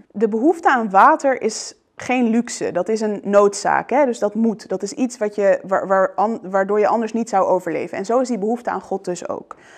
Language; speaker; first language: Dutch; early bilingual, other home language; Arabic